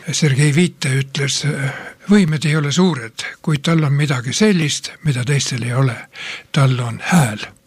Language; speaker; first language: Estonian; native; Estonian